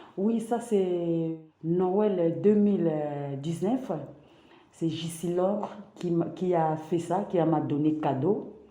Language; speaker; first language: French; non-native, local second language; Lingala